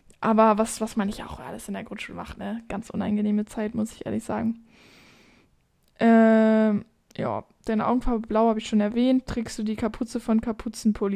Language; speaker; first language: German; native; German